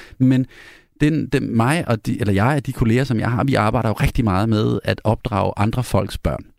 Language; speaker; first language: Danish; native; Danish